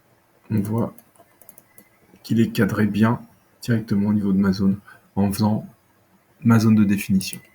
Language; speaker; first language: French; native; French